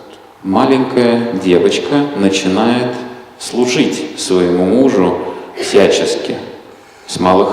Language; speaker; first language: Russian; native; Russian